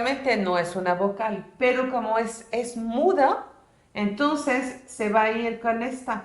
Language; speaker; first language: Spanish; non-native, fluent; French